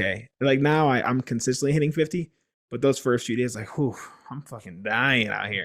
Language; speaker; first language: English; native; English